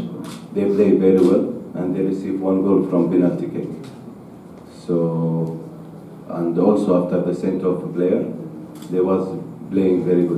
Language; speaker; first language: English; non-native, learner; Arabic